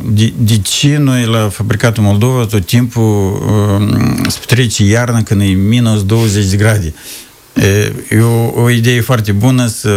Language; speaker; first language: Romanian; native; Romanian